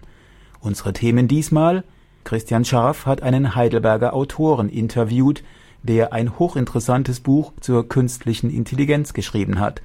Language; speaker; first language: German; native; German